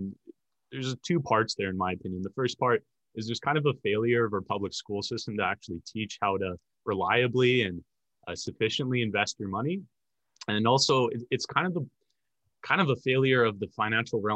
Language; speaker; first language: English; native; English